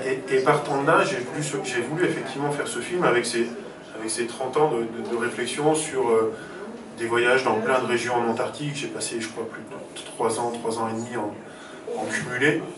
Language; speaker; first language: French; native; French